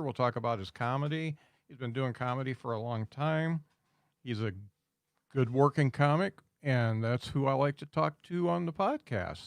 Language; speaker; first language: English; native; English